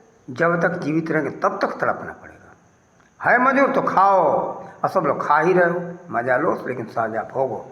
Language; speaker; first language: Hindi; native; Hindi